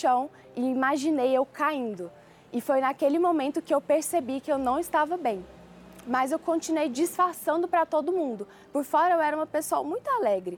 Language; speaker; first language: Portuguese; early bilingual, other home language; Chinese